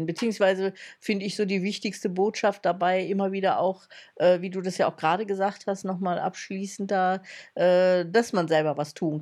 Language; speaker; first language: German; native; German